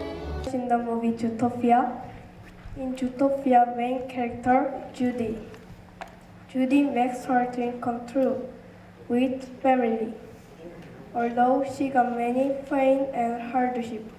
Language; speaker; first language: English; non-native, learner; Korean